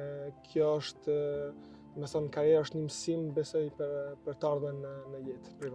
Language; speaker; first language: Albanian; early bilingual, heritage; Albanian